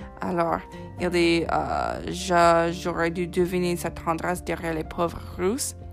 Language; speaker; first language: French; non-native, fluent; English